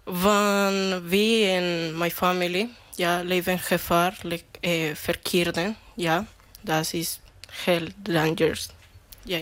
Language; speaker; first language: Dutch; non-native, learner; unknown